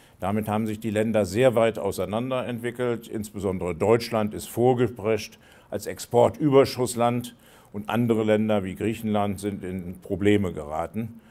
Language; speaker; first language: German; native; German